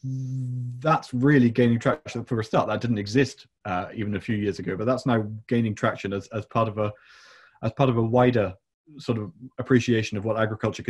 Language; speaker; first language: English; native; English